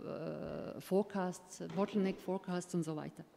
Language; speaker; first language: German; non-native, fluent; Croatian